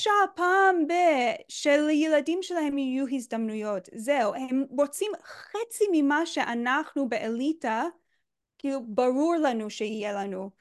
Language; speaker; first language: Hebrew; early bilingual, heritage; English